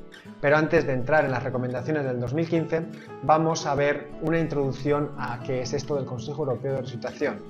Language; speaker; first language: Spanish; native; Spanish